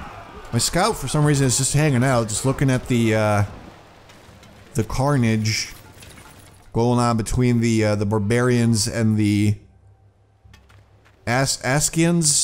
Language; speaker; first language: English; native; English